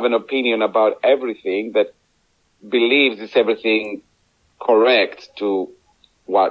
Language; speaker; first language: English; non-native, fluent; Greek